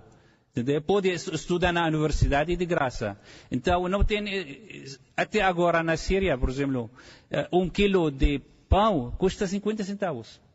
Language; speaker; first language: Portuguese; non-native, fluent; Arabic